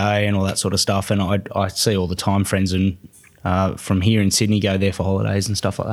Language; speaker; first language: English; native; English